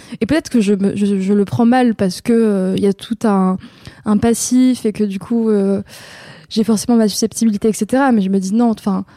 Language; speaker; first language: French; native; French